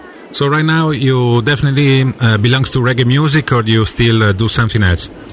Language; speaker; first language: English; non-native, fluent; Italian